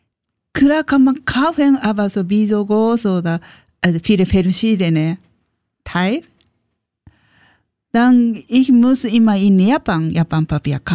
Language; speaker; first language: German; non-native, learner; Japanese